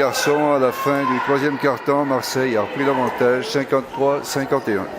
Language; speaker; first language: French; native; French